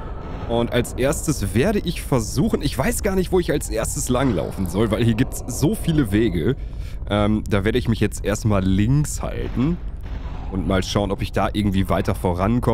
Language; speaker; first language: German; native; German